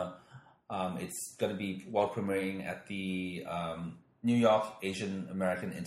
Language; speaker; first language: English; non-native, local second language; Cantonese